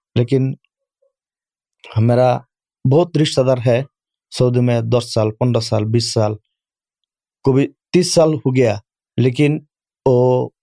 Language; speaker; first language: Urdu; non-native, learner; Bangla